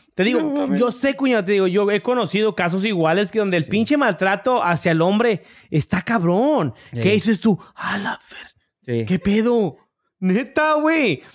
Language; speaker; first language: Spanish; early bilingual, heritage; English